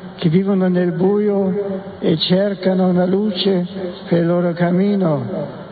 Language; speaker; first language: Italian; non-native, fluent; German